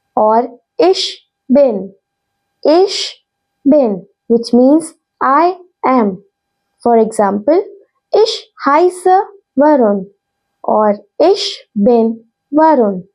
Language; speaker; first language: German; non-native, fluent; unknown